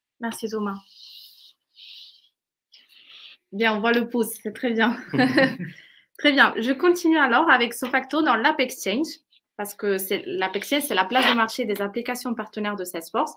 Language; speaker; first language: French; native; French